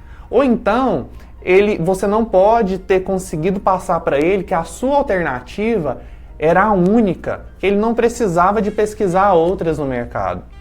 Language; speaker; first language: Portuguese; native; Portuguese